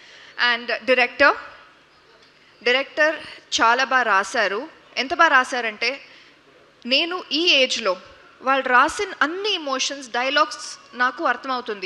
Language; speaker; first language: Telugu; non-native, learner; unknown